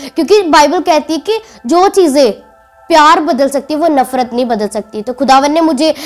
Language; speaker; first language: Hindi; native; Hindi